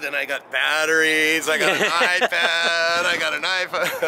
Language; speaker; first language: English; native; English